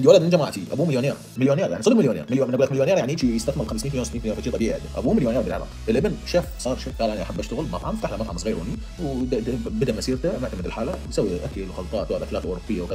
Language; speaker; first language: Arabic; native; Arabic